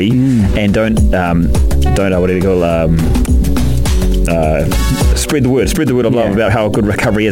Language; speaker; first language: English; native; English